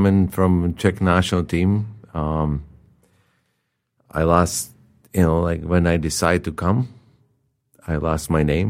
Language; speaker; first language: English; non-native, fluent; Czech